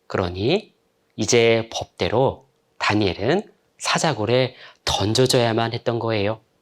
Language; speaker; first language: Korean; native; Korean